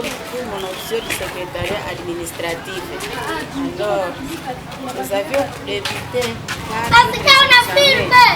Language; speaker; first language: French; non-native, learner; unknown